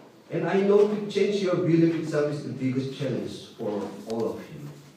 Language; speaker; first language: English; non-native, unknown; Indonesian